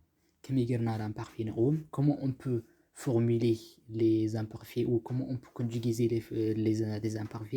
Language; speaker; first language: French; non-native, fluent; Tigrinya